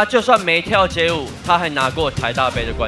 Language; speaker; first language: Chinese; native; Chinese